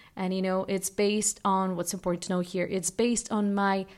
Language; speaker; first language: English; non-native, fluent; Russian